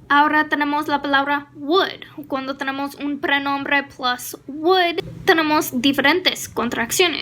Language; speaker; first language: Spanish; non-native, fluent; English